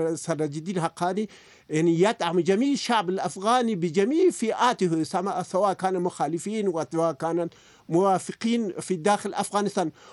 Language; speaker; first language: Arabic; non-native, fluent; Persian